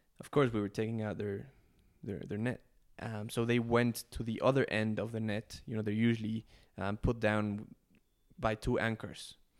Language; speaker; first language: English; non-native, fluent; Spanish